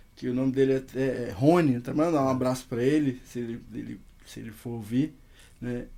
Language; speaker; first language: Portuguese; native; Portuguese